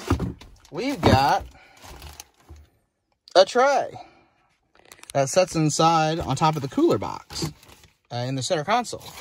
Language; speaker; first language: English; native; English